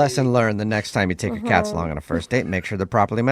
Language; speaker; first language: English; native; English